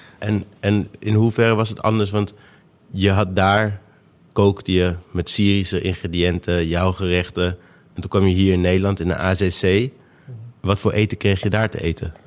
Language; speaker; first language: Dutch; native; Dutch